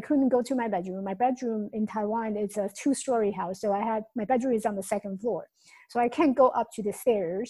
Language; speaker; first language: English; non-native, fluent; Chinese